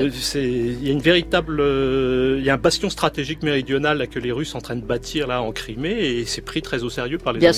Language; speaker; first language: French; native; French